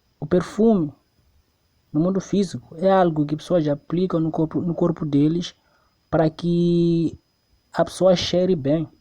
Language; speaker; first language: Portuguese; non-native, local second language; Tsonga